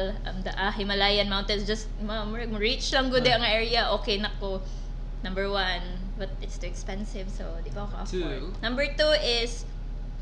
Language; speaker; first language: English; non-native, local second language; Cebuano